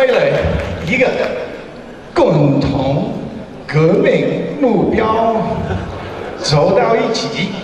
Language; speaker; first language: Chinese; non-native, learner; English